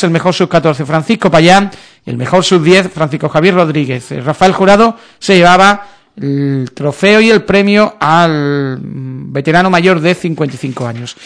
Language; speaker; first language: Spanish; native; Spanish